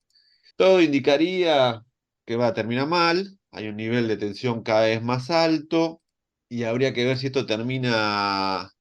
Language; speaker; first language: Spanish; native; Spanish